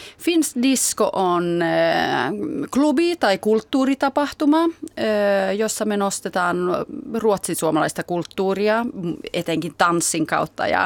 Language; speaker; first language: Finnish; early bilingual, heritage; Finnish